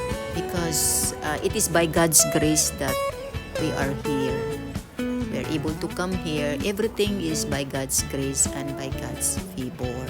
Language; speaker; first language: English; non-native, local second language; Cebuano